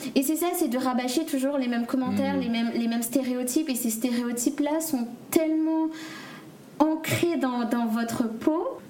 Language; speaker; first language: French; native; French